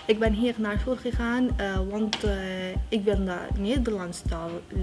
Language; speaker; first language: Dutch; non-native, learner; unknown